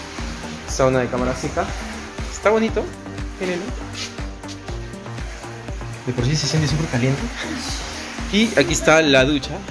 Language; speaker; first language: Spanish; native; Spanish